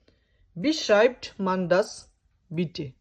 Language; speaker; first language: German; non-native, fluent; Bangla